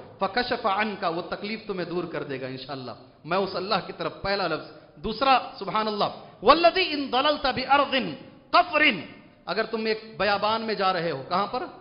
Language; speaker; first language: Urdu; native; Urdu